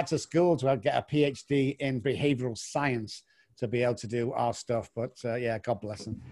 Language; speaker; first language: English; native; English